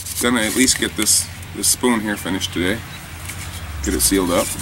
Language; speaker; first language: English; native; English